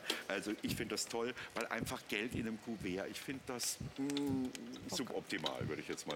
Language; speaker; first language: German; native; German